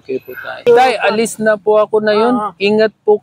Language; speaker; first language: Filipino; non-native, learner; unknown